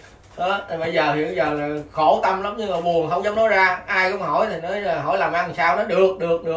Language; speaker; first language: Vietnamese; native; Vietnamese